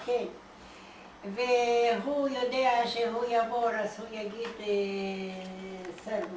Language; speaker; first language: Hebrew; non-native, fluent; Hungarian